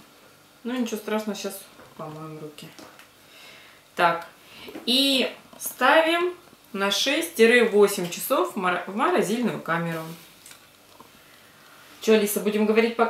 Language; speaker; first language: Russian; native; Russian